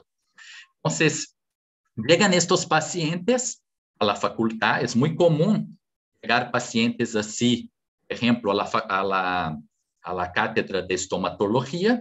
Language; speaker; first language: Spanish; non-native, fluent; Portuguese